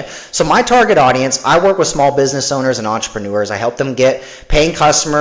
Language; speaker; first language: English; native; English